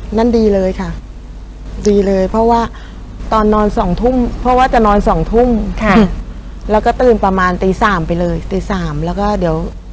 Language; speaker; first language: Thai; native; Thai